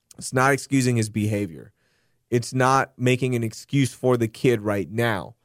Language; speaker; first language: English; early bilingual, other home language; Urdu